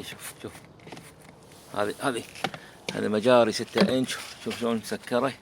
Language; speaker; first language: Arabic; native; Arabic